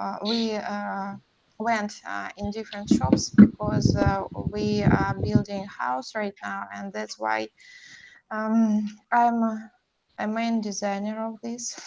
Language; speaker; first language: English; non-native, learner; Russian